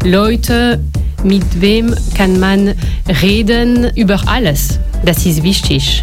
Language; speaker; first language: German; non-native, learner; French